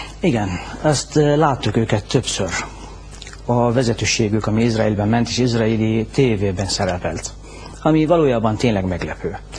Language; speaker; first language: Hungarian; non-native, fluent; Arabic